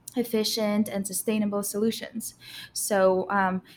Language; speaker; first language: English; non-native, fluent; Russian